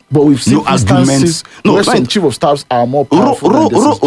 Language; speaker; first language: English; non-native, local second language; Yoruba